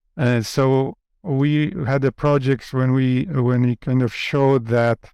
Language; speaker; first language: English; non-native, fluent; Polish